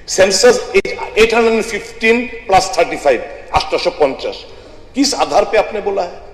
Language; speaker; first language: Hindi; non-native, local second language; Bangla